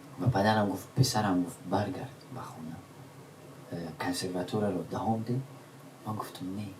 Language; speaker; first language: Tajik; non-native, local second language; Shughni